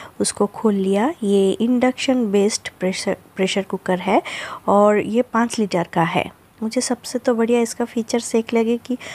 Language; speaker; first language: Hindi; non-native, local second language; Bangla